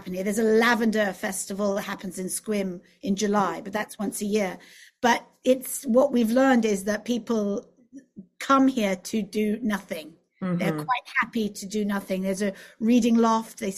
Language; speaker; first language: English; native; English